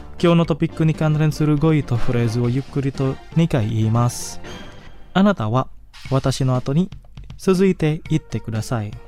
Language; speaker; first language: Japanese; non-native, fluent; Indonesian